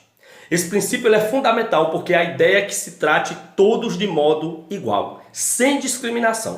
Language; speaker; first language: Portuguese; native; Portuguese